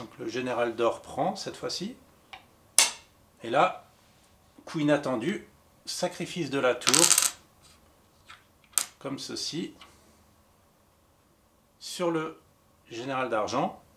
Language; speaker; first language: French; native; French